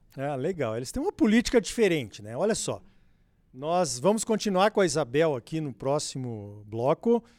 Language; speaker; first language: Portuguese; native; Portuguese